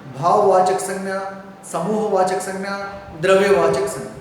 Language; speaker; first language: Hindi; non-native, local second language; Telugu